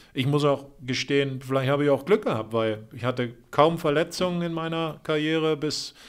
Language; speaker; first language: German; native; German